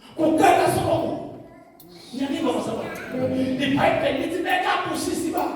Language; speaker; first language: Zulu; non-native, local second language; Swati